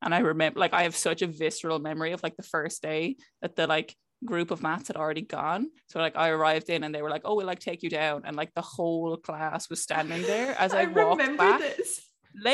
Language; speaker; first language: English; native; English